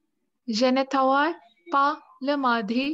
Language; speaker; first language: French; non-native, learner; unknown